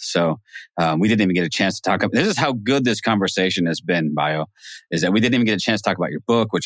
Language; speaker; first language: English; native; English